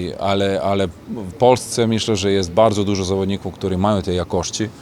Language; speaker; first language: Polish; non-native, fluent; Serbian